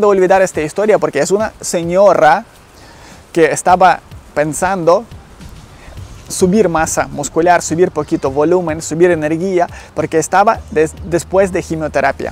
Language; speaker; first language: Spanish; non-native, learner; Ukrainian